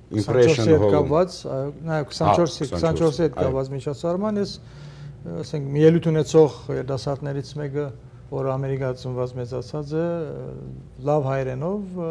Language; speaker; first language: Armenian; early bilingual, heritage; Armenian